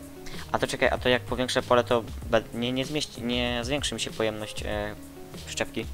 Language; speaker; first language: Polish; native; Polish